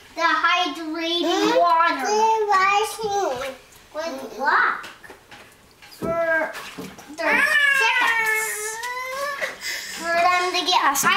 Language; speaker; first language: English; native; English